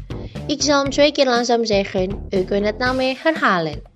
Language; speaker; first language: Dutch; non-native, fluent; Indonesian